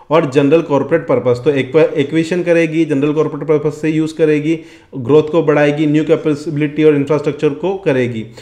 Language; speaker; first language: Hindi; native; Hindi